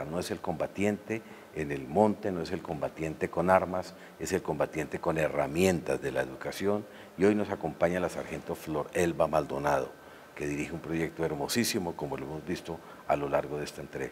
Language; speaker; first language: Spanish; native; Spanish